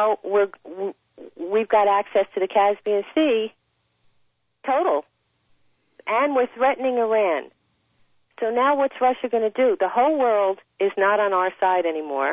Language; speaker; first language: English; native; English